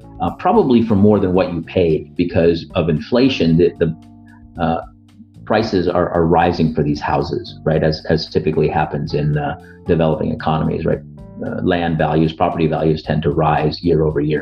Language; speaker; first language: English; native; English